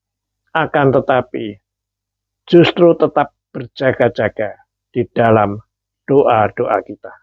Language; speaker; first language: Indonesian; native; Indonesian